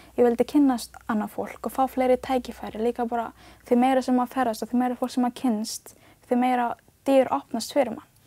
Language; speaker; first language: Icelandic; early bilingual, other home language; Ganda